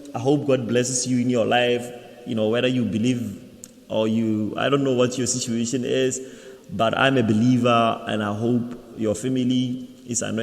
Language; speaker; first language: English; non-native, local second language; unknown